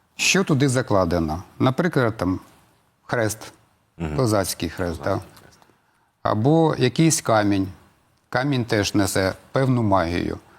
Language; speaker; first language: Ukrainian; non-native, local second language; Russian